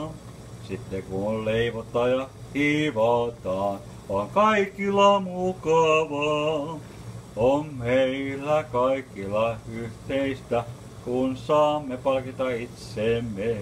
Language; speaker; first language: Finnish; native; Finnish